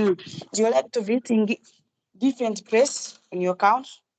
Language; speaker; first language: English; non-native, learner; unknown